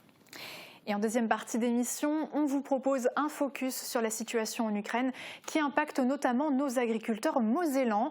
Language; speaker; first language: French; native; French